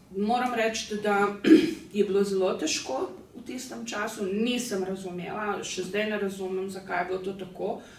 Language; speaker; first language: Slovenian; early bilingual, other home language; Bosnian